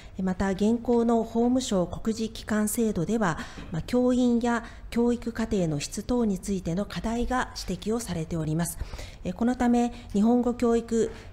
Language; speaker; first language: Japanese; native; Japanese